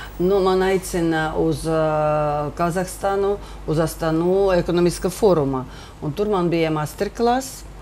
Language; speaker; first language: Latvian; non-native, local second language; Russian